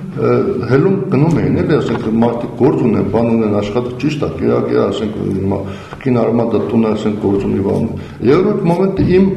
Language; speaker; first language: Armenian; native; Armenian